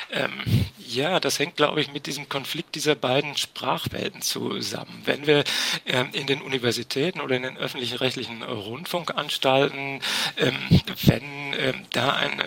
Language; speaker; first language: German; native; German